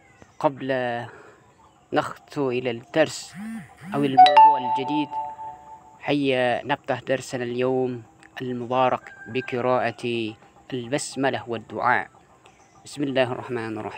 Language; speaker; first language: Arabic; non-native, fluent; Indonesian